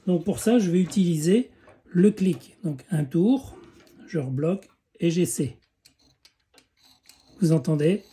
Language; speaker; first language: French; native; French